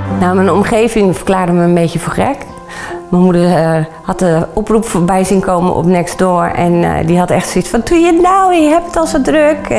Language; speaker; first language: Dutch; native; Dutch